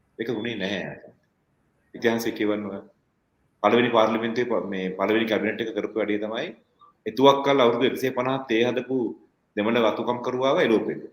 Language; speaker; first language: Sinhala; non-native, local second language; Tamil